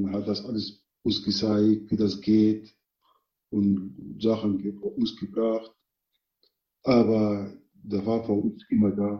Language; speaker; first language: German; non-native, learner; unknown